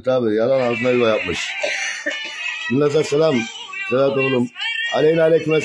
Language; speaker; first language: Turkish; native; Turkish